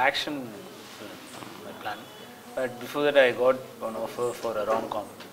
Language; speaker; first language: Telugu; non-native, learner; Tamil